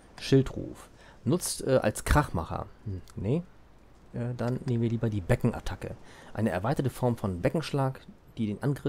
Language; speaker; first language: German; native; German